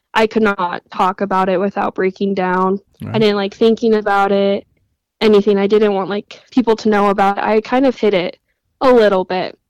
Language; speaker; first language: English; native; English